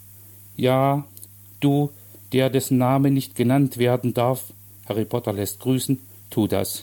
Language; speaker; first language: German; native; German